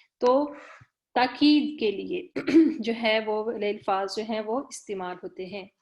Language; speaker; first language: Urdu; native; Urdu